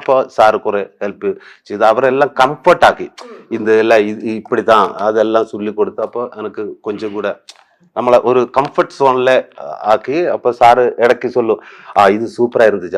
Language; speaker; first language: Tamil; non-native, learner; Malayalam